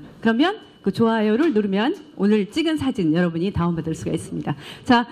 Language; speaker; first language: Korean; native; Korean